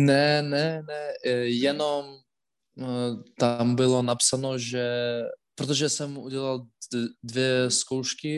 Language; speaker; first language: Czech; non-native, learner; Russian